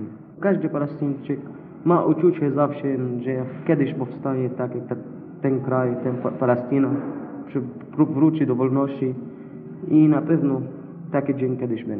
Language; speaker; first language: Polish; non-native, learner; Arabic